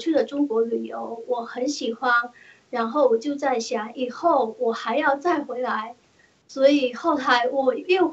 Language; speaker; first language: Chinese; early bilingual, heritage; Chinese